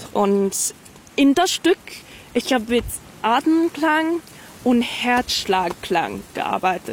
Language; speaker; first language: German; non-native, fluent; English